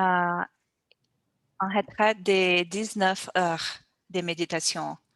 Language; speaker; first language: French; non-native, learner; Portuguese